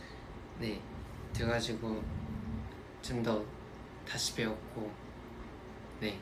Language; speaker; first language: Korean; non-native, fluent; Japanese